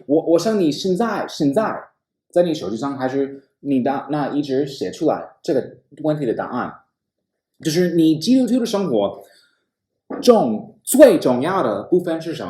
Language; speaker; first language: Chinese; non-native, fluent; English